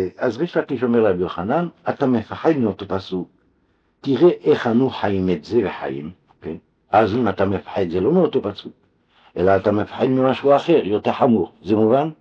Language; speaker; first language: Hebrew; non-native, fluent; French